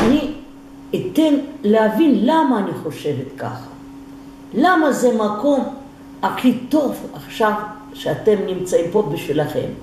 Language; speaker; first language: Hebrew; non-native, fluent; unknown